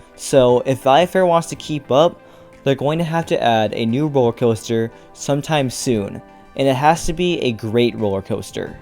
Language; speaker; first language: English; native; English